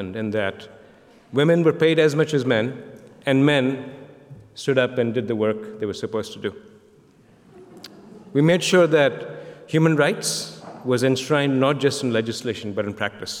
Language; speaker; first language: English; non-native, local second language; Bangla